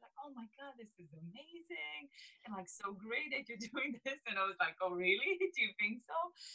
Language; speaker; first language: English; non-native, fluent; Romanian